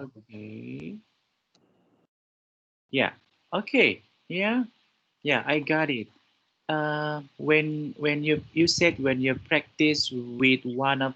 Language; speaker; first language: English; non-native, fluent; Indonesian